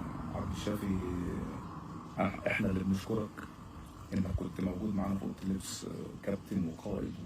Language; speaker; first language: Arabic; native; Arabic